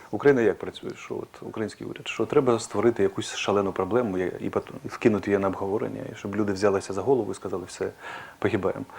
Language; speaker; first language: Ukrainian; non-native, local second language; Russian